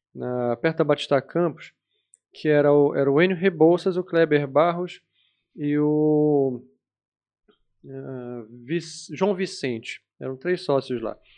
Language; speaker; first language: Portuguese; native; Portuguese